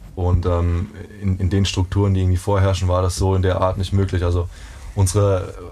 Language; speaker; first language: German; native; German